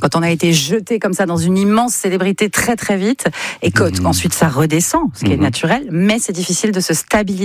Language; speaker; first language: French; native; French